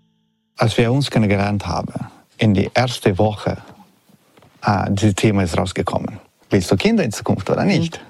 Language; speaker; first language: German; non-native, learner; Italian